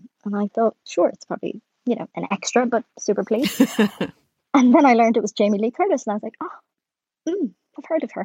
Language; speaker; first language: English; native; English